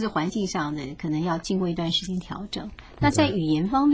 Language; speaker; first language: Chinese; native; Chinese